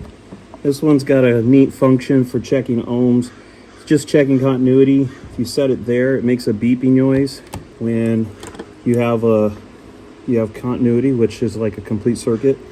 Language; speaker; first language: English; native; English